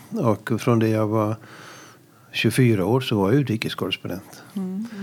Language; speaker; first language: Swedish; native; Swedish